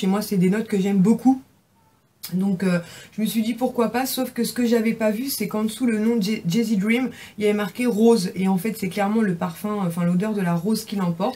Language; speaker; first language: French; native; French